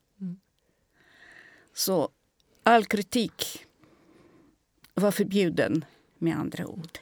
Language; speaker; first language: Swedish; non-native, fluent; Russian